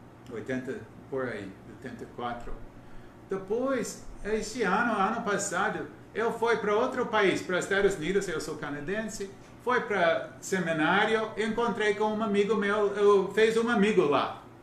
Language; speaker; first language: Portuguese; non-native, learner; English